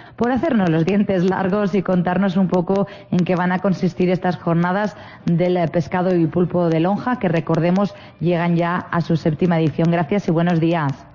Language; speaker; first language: Spanish; non-native, local second language; Catalan